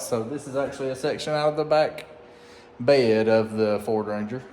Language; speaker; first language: English; native; English